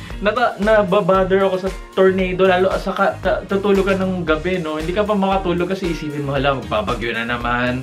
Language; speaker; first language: Filipino; native; Filipino